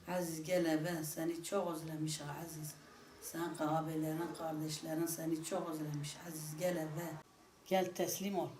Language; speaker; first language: Turkish; non-native, local second language; Kurdish